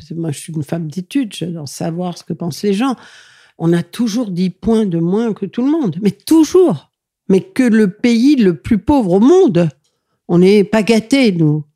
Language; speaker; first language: French; early bilingual, other home language; Catalan